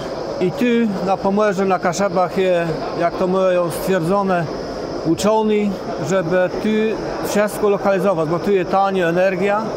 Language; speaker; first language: Polish; non-native, local second language; Kashubian